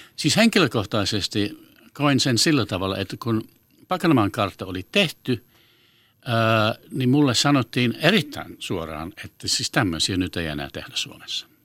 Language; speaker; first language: Finnish; non-native, fluent; English